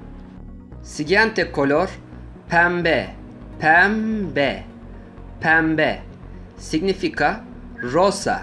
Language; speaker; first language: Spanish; non-native, fluent; Turkish